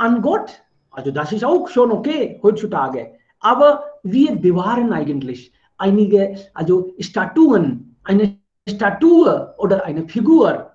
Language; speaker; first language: German; non-native, fluent; Hindi